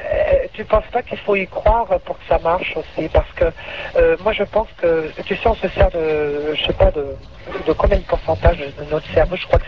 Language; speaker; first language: French; native; French